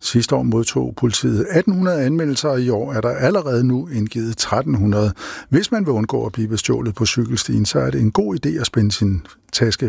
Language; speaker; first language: Danish; native; Danish